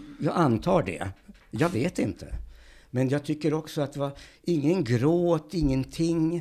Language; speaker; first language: Swedish; early bilingual, other home language; Hungarian